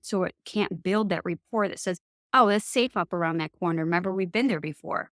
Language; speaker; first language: English; native; English